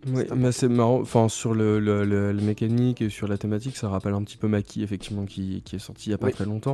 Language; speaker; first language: French; native; French